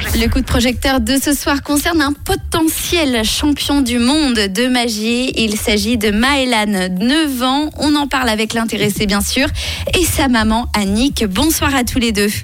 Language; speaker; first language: French; native; French